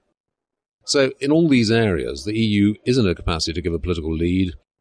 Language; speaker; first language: English; native; English